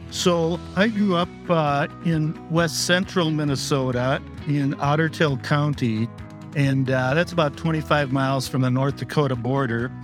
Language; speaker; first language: English; native; English